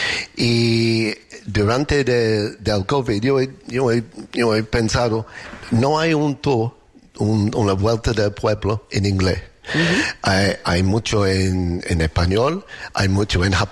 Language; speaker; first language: Spanish; non-native, fluent; English